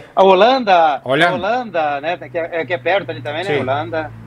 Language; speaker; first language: Spanish; non-native, learner; Portuguese